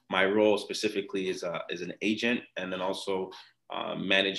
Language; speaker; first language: English; non-native, fluent; Akan